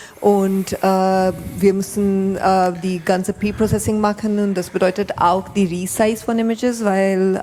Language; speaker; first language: German; non-native, fluent; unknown